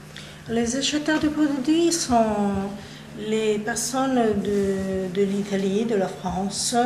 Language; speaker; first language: French; non-native, local second language; Italian